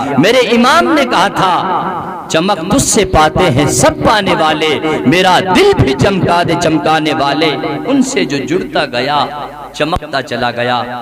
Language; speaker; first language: Urdu; native; Urdu